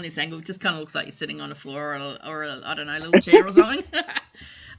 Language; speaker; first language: English; native; English